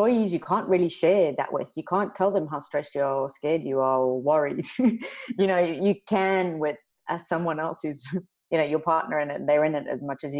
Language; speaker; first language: English; native; English